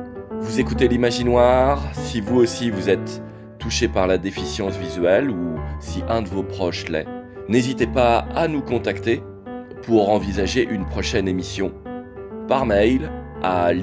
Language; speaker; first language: French; native; French